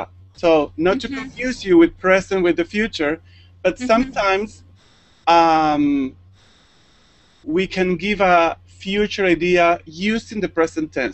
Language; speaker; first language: English; non-native, fluent; Spanish